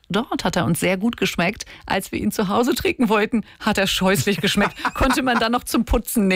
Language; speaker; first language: German; native; German